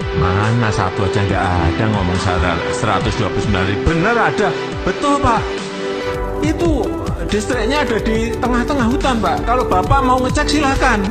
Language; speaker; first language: Indonesian; native; Indonesian